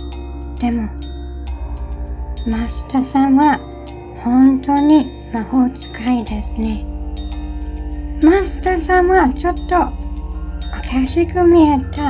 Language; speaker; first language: Japanese; non-native, learner; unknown